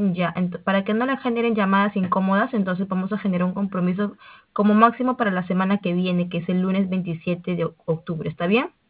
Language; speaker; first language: Spanish; native; Spanish